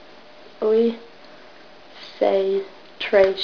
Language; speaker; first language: French; non-native, learner; English